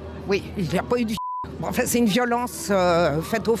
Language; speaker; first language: French; native; French